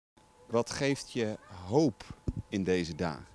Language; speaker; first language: Dutch; native; Dutch